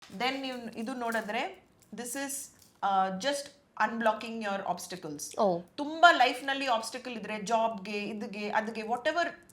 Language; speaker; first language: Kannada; non-native, local second language; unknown